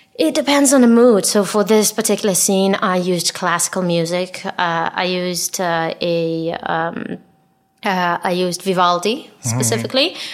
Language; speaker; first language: English; non-native, fluent; Hebrew